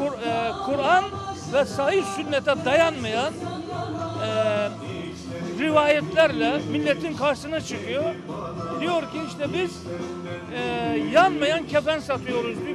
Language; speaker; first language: Turkish; native; Turkish